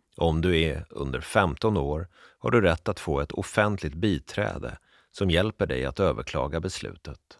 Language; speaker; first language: Swedish; native; Swedish